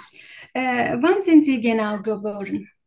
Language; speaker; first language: German; non-native, learner; Turkish